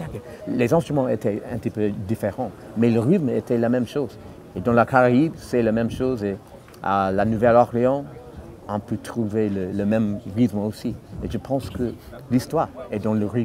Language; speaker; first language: French; non-native, fluent; English